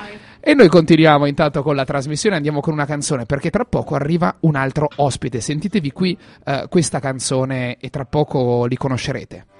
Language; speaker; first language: Italian; native; Italian